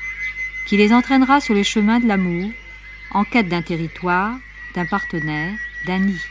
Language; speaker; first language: French; native; French